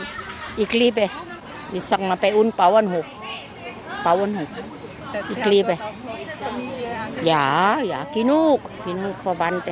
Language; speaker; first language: German; non-native, learner; Thai